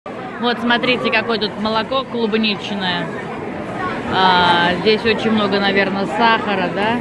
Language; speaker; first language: Russian; native; Russian